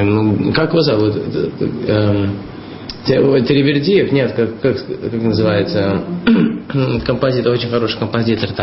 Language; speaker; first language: Russian; early bilingual, heritage; Russian